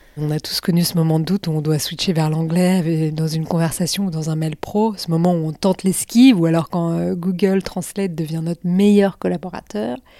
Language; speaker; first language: French; native; French